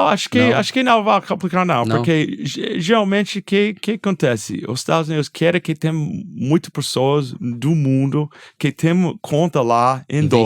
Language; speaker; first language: Portuguese; non-native, fluent; English